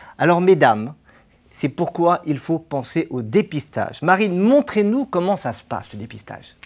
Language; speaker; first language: French; native; French